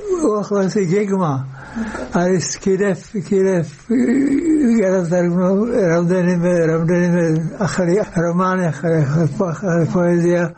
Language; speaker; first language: Georgian; non-native, fluent; Czech